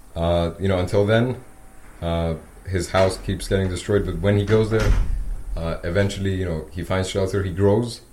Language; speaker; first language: English; non-native, fluent; Persian